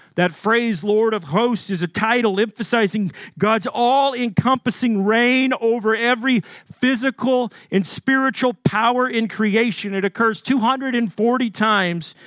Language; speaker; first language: English; native; English